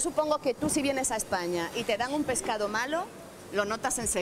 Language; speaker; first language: Spanish; native; Spanish